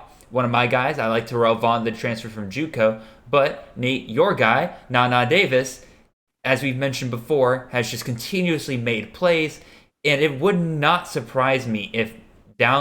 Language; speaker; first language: English; native; English